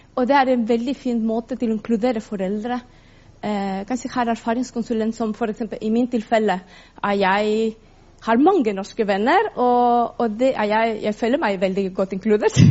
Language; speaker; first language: Norwegian; non-native, fluent; Spanish